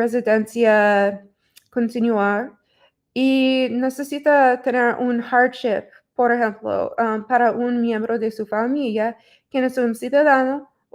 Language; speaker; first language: Spanish; non-native, learner; English